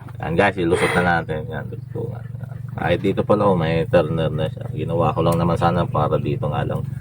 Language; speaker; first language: Filipino; non-native, local second language; Iloko